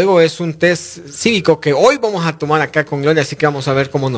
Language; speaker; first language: Spanish; native; Spanish